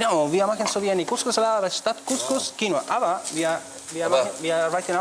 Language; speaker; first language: German; non-native, learner; Spanish